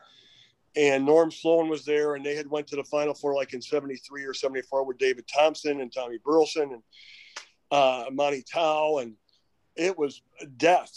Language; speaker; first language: English; native; English